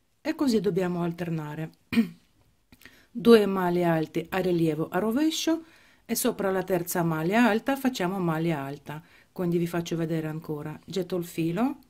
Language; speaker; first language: Italian; non-native, fluent; Ukrainian